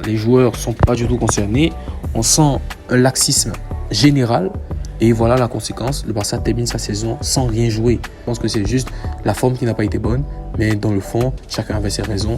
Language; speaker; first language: French; native; French